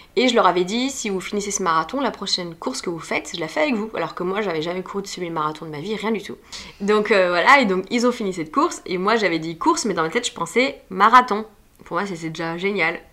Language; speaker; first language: French; native; French